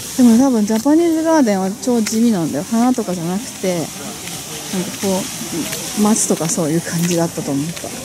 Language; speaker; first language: Japanese; native; Japanese